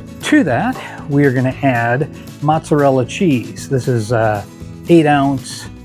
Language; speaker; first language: English; native; English